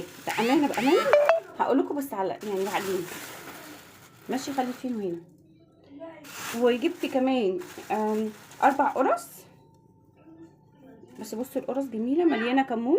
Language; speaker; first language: Arabic; native; Arabic